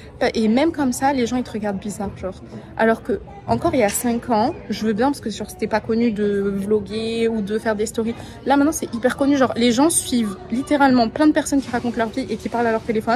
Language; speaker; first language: French; native; French